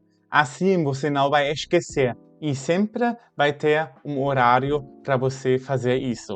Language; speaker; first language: Portuguese; non-native, fluent; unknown